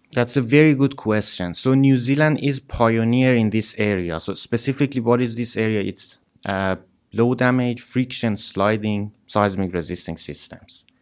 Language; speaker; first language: English; non-native, fluent; Persian